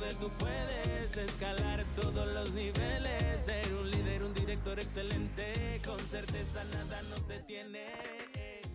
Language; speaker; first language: Spanish; early bilingual, heritage; Spanish